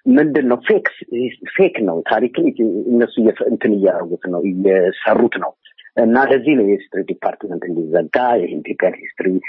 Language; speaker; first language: Amharic; native; Amharic